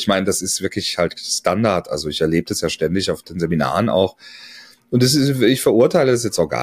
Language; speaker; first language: German; native; German